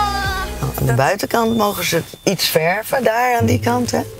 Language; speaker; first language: Dutch; native; Dutch